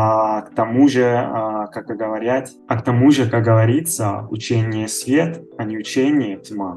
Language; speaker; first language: Russian; non-native, fluent; Italian